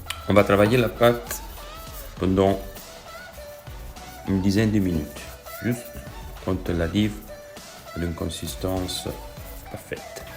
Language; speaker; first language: French; non-native, fluent; Italian